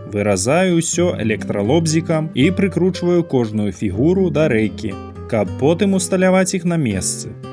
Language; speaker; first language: Belarusian; native; Belarusian